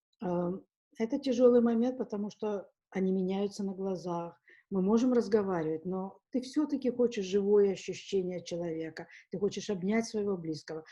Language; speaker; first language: Russian; native; Russian